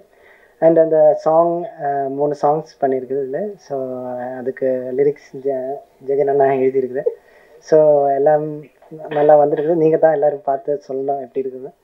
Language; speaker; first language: Tamil; non-native, learner; Malayalam